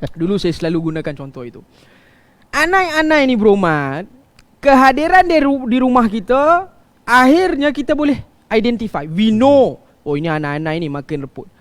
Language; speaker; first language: Malay; non-native, local second language; Tamil